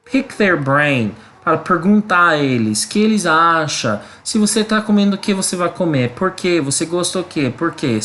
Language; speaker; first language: Portuguese; non-native, learner; English